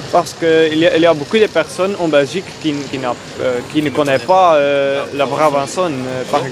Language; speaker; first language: French; non-native, learner; Dutch